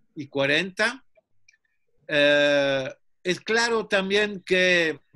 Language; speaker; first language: Spanish; non-native, fluent; French